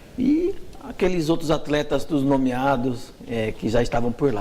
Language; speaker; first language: Portuguese; native; Portuguese